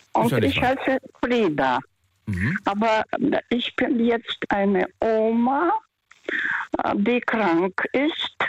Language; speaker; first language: German; non-native, fluent; Russian